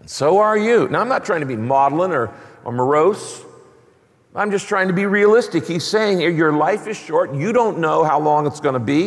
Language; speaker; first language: English; native; English